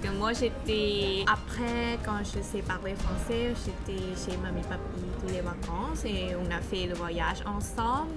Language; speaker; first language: French; non-native, learner; Thai